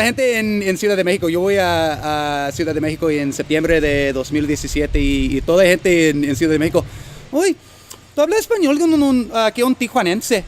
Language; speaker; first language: Spanish; non-native, learner; English